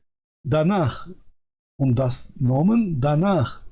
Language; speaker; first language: German; non-native, fluent; Albanian